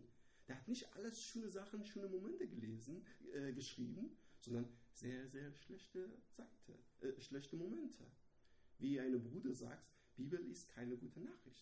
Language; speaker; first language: German; non-native, learner; Persian